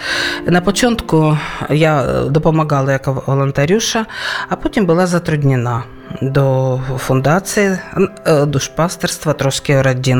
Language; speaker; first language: Ukrainian; non-native, local second language; Russian